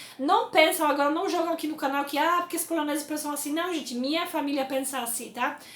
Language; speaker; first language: Portuguese; non-native, fluent; Polish